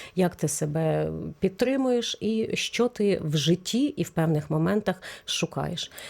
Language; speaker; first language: Ukrainian; native; Ukrainian